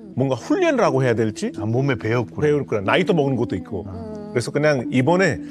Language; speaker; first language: Korean; non-native, fluent; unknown